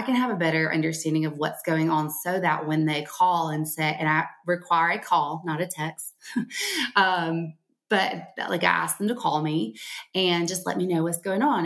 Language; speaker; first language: English; native; English